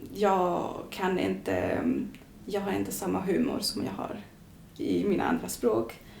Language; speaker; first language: Swedish; non-native, fluent; Greek